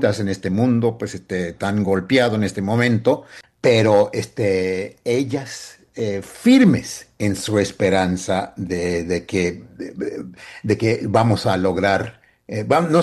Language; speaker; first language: Spanish; early bilingual, heritage; Spanish